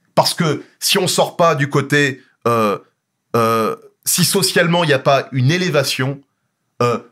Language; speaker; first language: French; native; French